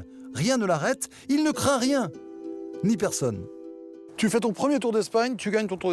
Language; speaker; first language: French; native; French